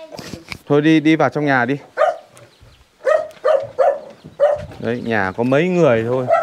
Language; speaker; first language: Vietnamese; native; Vietnamese